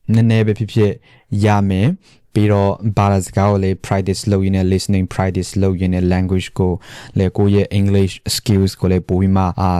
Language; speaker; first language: Burmese; non-native, local second language; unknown